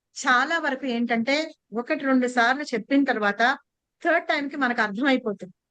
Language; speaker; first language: Telugu; native; Telugu